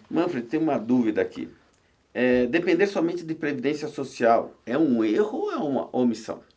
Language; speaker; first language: Portuguese; native; Portuguese